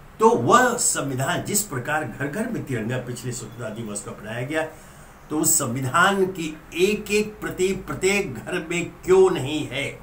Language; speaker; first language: Hindi; native; Hindi